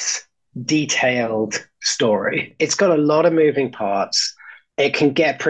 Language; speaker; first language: English; native; English